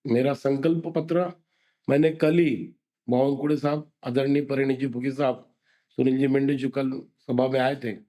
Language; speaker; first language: Hindi; non-native, local second language; Marathi